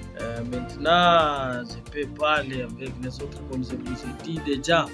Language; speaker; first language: French; non-native, learner; Swahili